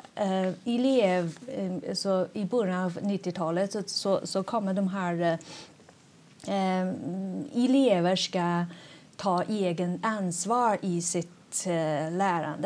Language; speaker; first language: Swedish; non-native, fluent; Chinese